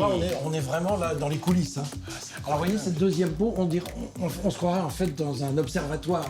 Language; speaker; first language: French; native; French